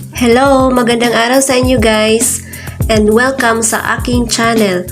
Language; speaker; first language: Filipino; non-native, local second language; Cebuano